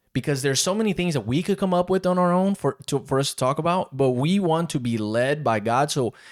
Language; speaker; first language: English; non-native, fluent; Portuguese